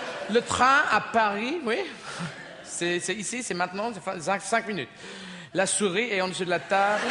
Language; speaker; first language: French; non-native, fluent; English